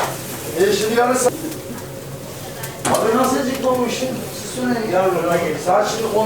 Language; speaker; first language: Turkish; native; Turkish